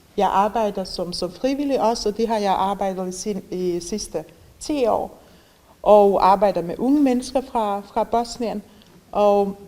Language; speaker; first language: Danish; non-native, fluent; Bosnian